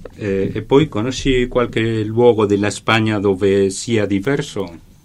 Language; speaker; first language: Italian; non-native, fluent; Spanish